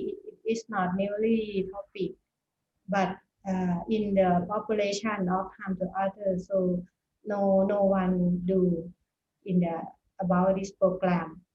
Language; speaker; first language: English; non-native, fluent; Thai